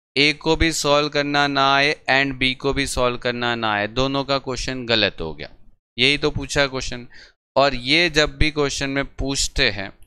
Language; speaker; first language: Hindi; non-native, local second language; Gujarati